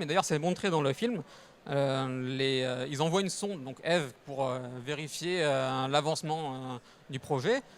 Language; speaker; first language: French; native; French